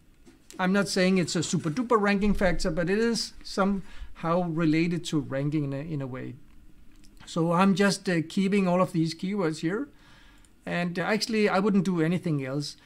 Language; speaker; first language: English; non-native, fluent; Danish